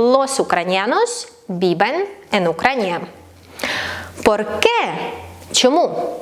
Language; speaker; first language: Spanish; non-native, learner; Ukrainian